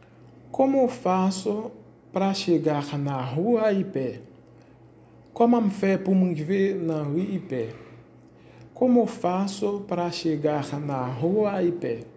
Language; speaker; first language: Portuguese; non-native, fluent; Haitian Creole